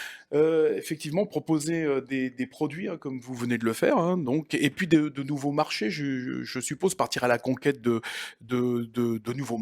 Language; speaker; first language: French; native; French